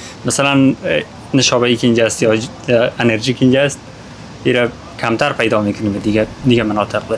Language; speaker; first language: Persian; native; Persian